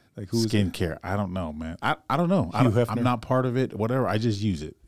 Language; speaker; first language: English; native; English